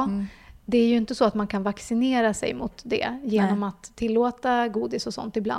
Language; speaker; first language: Swedish; native; Swedish